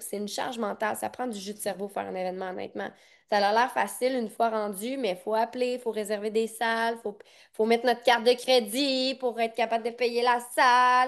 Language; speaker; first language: French; native; French